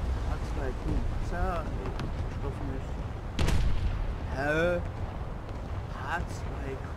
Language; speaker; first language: German; native; German